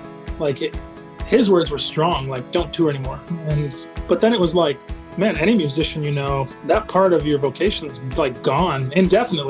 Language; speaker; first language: English; native; English